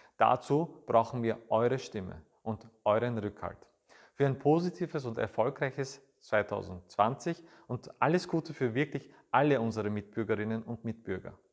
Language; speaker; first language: German; early bilingual, other home language; Turkish